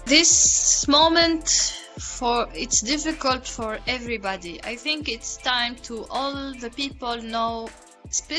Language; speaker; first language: English; non-native, learner; Arabic